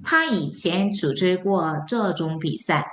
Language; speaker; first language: Chinese; non-native, fluent; Korean